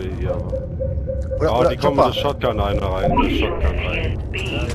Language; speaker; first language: German; native; German